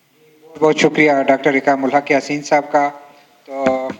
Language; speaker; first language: Urdu; native; Urdu